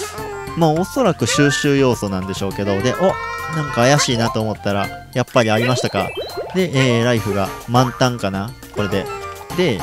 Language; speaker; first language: Japanese; native; Japanese